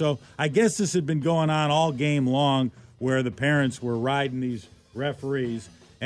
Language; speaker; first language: English; native; English